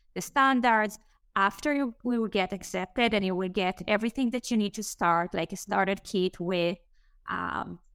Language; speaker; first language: English; non-native, fluent; Hebrew